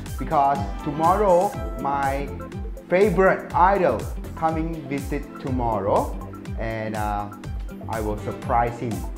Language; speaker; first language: English; non-native, local second language; Chinese